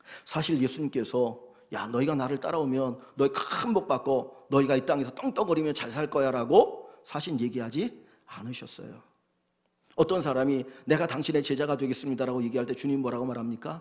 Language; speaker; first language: Korean; native; Korean